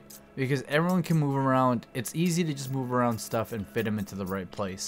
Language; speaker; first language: English; native; English